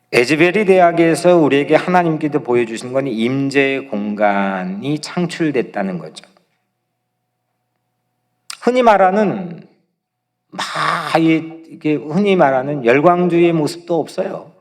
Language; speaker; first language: Korean; native; Korean